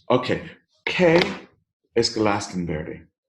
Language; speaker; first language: Spanish; non-native, learner; English